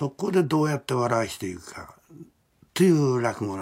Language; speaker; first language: Japanese; native; Japanese